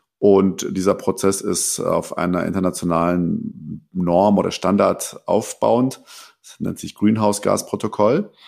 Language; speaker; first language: German; early bilingual, other home language; Persian